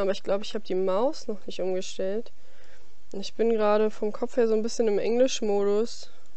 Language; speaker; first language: German; native; German